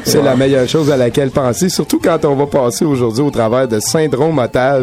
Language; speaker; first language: French; native; French